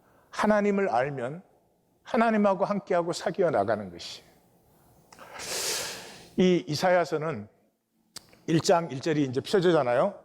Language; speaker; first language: Korean; native; Korean